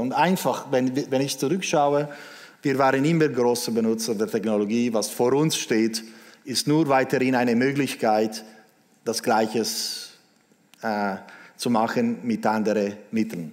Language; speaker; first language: German; non-native, local second language; Italian